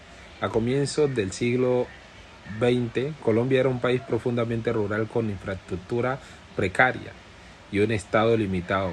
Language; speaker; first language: Spanish; native; Spanish